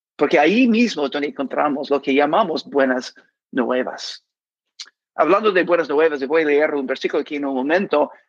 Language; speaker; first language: Spanish; non-native, fluent; English